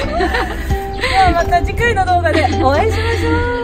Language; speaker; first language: Japanese; native; Japanese